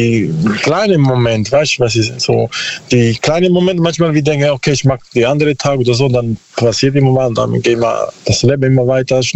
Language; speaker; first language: German; non-native, learner; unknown